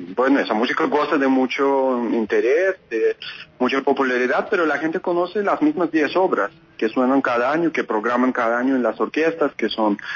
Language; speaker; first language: Spanish; non-native, fluent; Russian